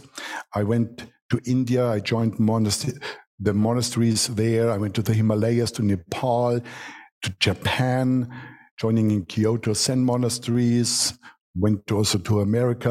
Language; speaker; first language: English; non-native, fluent; German